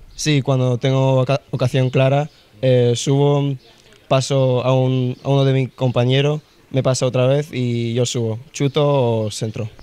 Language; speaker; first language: Spanish; early bilingual, other home language; Russian